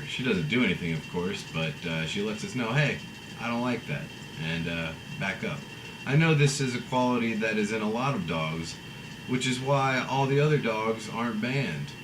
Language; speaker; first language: English; native; English